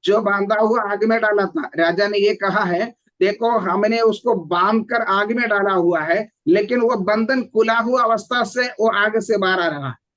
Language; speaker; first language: Hindi; non-native, local second language; Malayalam